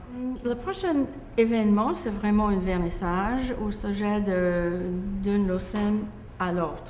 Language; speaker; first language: French; non-native, local second language; English